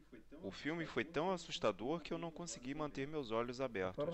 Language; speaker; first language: Portuguese; non-native, learner; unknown